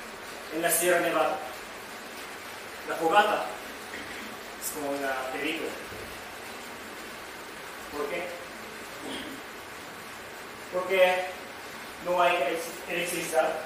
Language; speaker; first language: Spanish; non-native, learner; Japanese